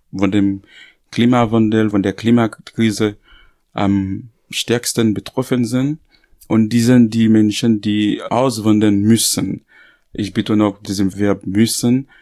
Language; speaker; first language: German; non-native, fluent; Haitian Creole